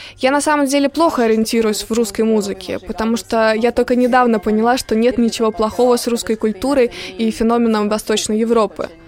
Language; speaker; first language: Russian; non-native, local second language; Lithuanian